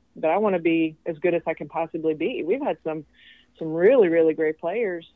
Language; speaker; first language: English; non-native, fluent; Swedish